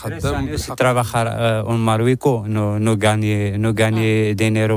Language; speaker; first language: Spanish; non-native, learner; Arabic